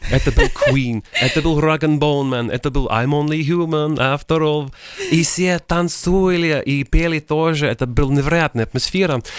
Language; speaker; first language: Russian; non-native, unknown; English